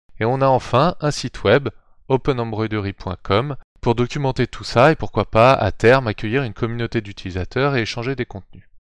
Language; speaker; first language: French; native; French